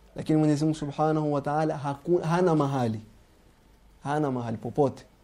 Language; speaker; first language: Swahili; native; Swahili